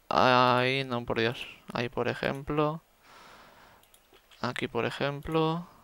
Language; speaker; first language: Spanish; native; Spanish